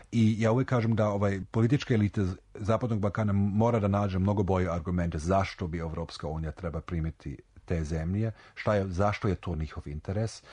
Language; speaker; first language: Serbian; non-native, fluent; German